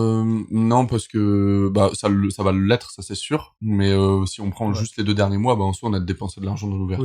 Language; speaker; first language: French; native; French